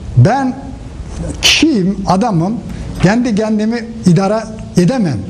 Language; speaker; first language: Turkish; native; Turkish